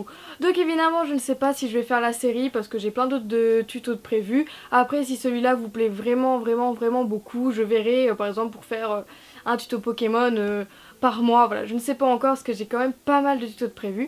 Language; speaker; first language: French; native; French